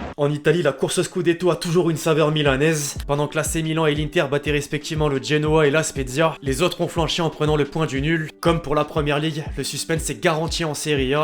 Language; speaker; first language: French; native; French